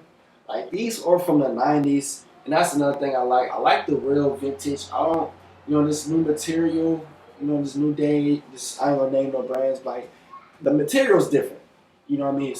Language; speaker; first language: English; native; English